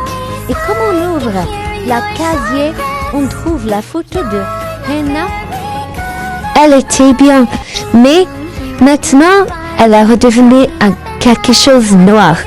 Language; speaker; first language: French; non-native, learner; Arabic